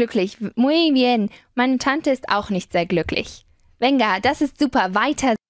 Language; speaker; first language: German; non-native, fluent; Spanish